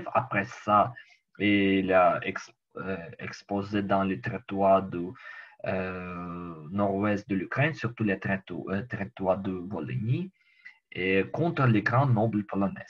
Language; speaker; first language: French; non-native, learner; Ukrainian